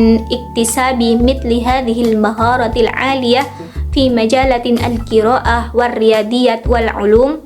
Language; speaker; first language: Arabic; non-native, learner; Indonesian